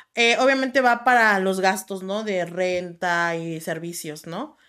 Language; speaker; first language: Spanish; native; Spanish